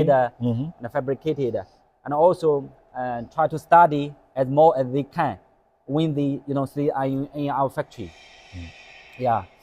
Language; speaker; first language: English; non-native, learner; Chinese